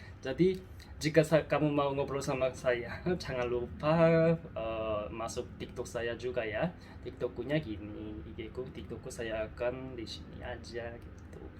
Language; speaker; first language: Indonesian; non-native, learner; Korean